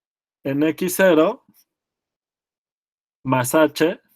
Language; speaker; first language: Spanish; native; Spanish